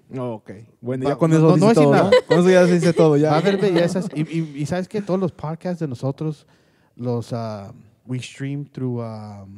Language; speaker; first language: Spanish; early bilingual, heritage; Spanish